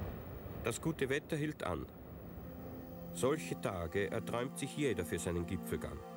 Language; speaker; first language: German; native; German